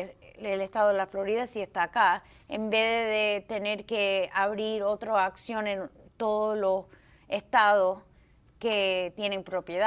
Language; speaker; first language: Spanish; early bilingual, heritage; English